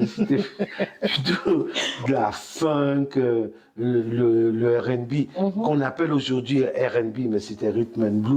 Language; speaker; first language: French; native; French